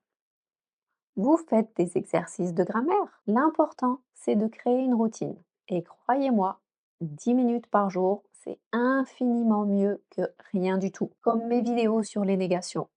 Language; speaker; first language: French; native; French